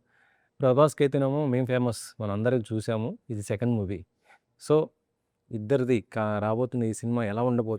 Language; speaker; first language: Telugu; native; Telugu